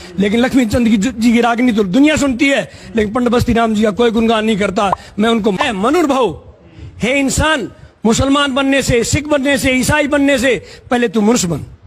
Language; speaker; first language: Hindi; native; Hindi